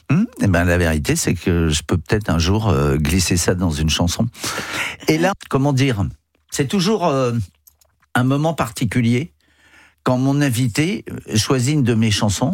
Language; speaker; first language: French; native; French